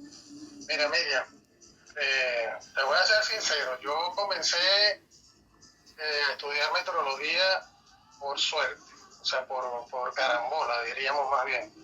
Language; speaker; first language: Spanish; native; Spanish